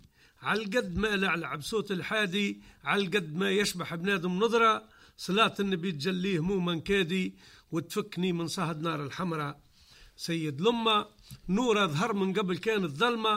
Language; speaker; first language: Arabic; native; Arabic